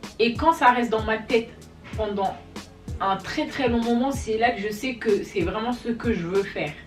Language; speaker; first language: French; native; French